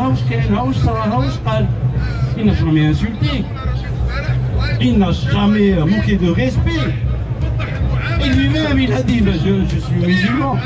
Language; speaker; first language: French; non-native, local second language; Arabic